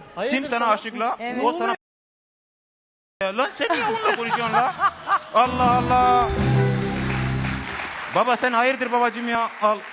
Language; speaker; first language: Turkish; non-native, fluent; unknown